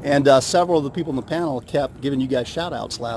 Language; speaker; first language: English; native; English